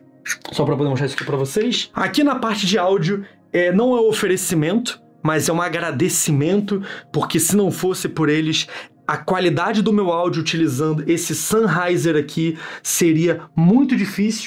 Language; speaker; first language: Portuguese; native; Portuguese